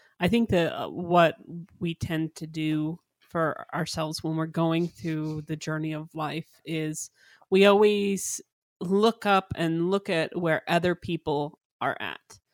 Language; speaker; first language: English; native; English